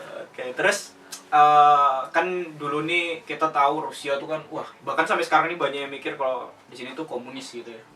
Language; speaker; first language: Indonesian; native; Indonesian